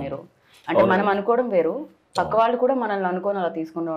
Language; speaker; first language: Telugu; native; Telugu